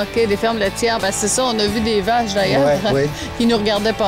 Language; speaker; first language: French; native; French